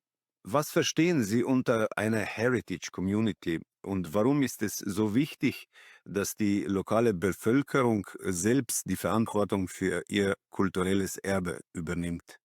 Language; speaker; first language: German; non-native, fluent; Slovenian